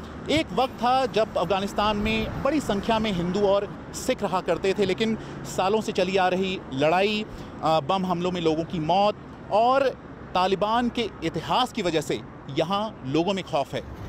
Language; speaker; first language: Hindi; native; Hindi